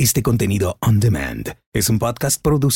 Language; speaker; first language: Spanish; native; Spanish